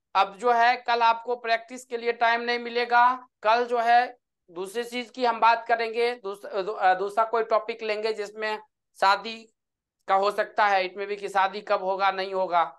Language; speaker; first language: Hindi; native; Hindi